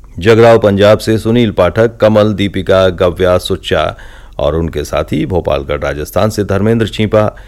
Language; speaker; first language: Hindi; native; Hindi